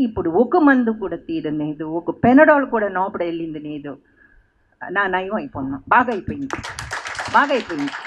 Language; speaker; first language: Telugu; early bilingual, heritage; Telugu